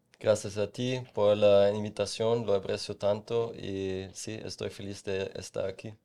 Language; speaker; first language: Spanish; non-native, fluent; German